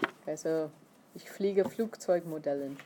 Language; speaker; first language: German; non-native, fluent; English